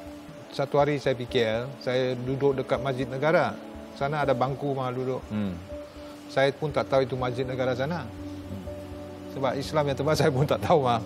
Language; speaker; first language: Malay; non-native, local second language; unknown